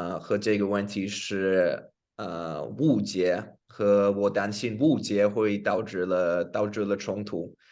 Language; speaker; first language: Chinese; non-native, learner; English